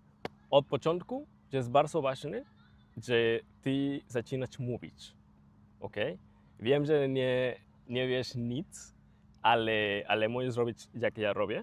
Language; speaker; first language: Polish; non-native, learner; Spanish